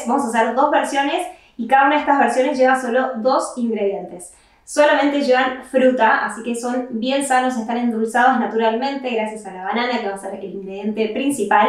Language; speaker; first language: Spanish; native; Spanish